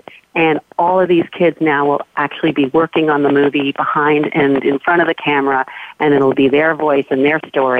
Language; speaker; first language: English; native; English